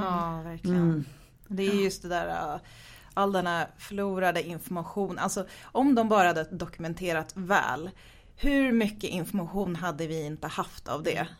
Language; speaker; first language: Swedish; native; Swedish